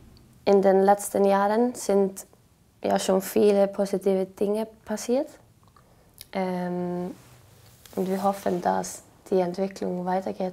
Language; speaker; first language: German; non-native, learner; Icelandic